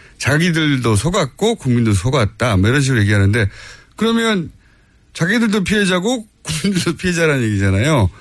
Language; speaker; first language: Korean; native; Korean